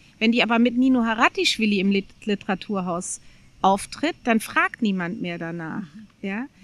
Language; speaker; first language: German; native; German